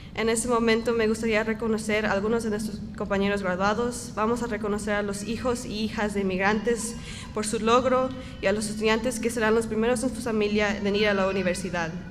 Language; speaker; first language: Spanish; early bilingual, heritage; Spanish